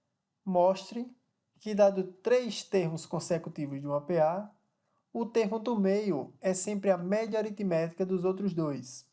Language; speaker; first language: Portuguese; native; Portuguese